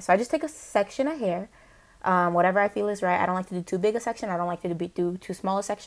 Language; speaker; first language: English; native; English